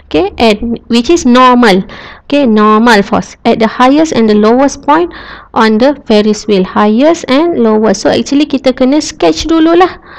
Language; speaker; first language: English; non-native, local second language; Malay